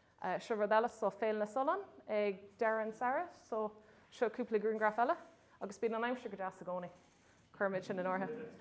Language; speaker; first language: Irish; non-native, local second language; English